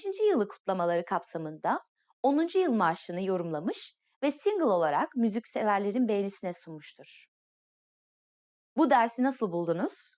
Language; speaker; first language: Turkish; native; Turkish